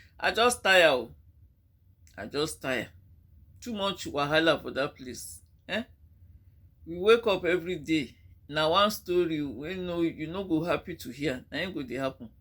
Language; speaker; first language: Nigerian Pidgin; non-native, local second language; Yoruba